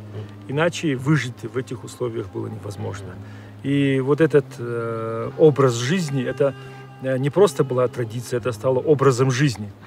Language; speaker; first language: Russian; native; Russian